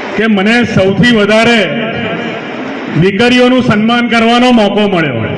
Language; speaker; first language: Gujarati; native; Gujarati